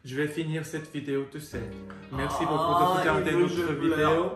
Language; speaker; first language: French; non-native, learner; Korean